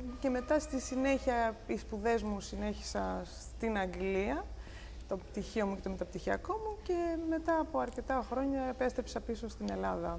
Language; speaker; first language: Greek; early bilingual, heritage; Greek